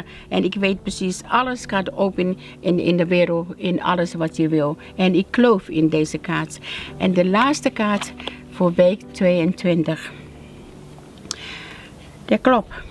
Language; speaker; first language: Dutch; non-native, learner; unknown